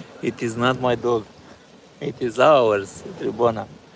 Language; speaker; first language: English; non-native, fluent; Romanian